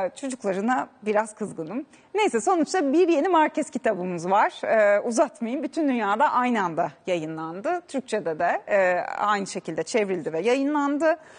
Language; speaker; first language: Turkish; native; Turkish